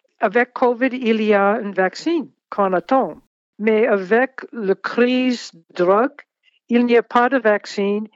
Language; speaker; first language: French; non-native, local second language; English